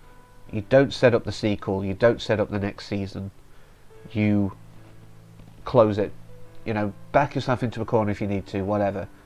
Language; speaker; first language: English; native; English